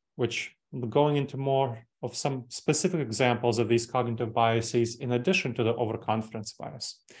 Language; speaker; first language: English; early bilingual, other home language; Russian